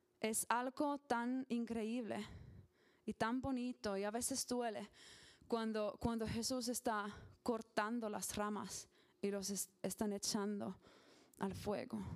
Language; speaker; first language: Spanish; non-native, learner; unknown